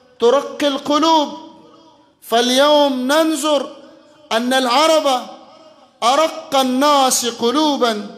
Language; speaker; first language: Arabic; non-native, fluent; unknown